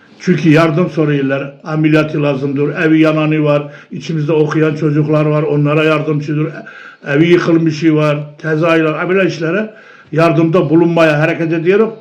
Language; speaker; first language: Turkish; early bilingual, heritage; Turkish